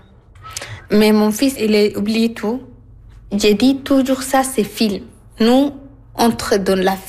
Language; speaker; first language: French; non-native, learner; Arabic